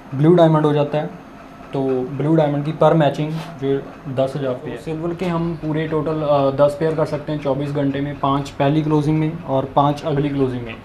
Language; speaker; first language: Hindi; non-native, local second language; Punjabi